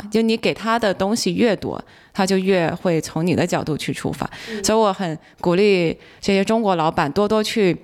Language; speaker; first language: Chinese; non-native, local second language; Cantonese